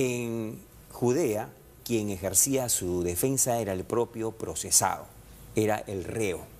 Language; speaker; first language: Spanish; native; Spanish